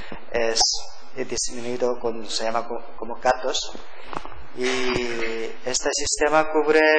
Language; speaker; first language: Spanish; non-native, learner; Korean